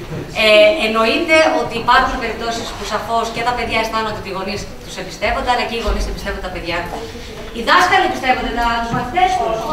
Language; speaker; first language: Greek; native; Greek